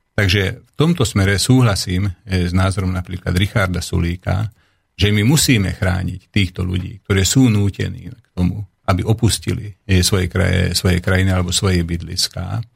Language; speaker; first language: Slovak; non-native, local second language; Hungarian